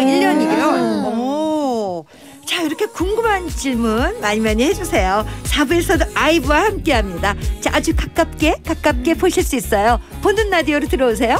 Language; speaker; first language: Korean; native; Korean